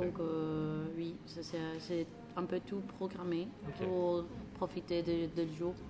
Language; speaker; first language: French; non-native, learner; Spanish